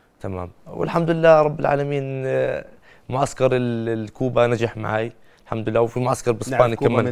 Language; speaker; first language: Arabic; native; Arabic